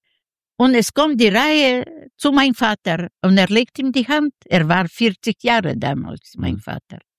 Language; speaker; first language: German; non-native, fluent; Yiddish